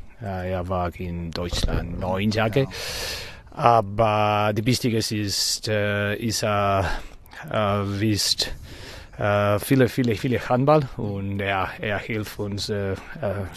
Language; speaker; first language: German; non-native, learner; Spanish